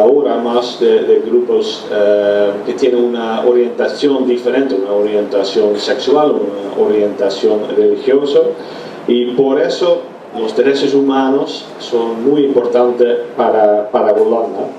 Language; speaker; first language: Spanish; non-native, fluent; Dutch